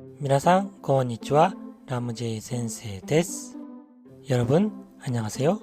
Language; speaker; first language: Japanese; non-native, fluent; Korean